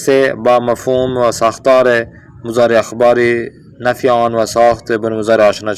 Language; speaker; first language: Persian; non-native, fluent; Urdu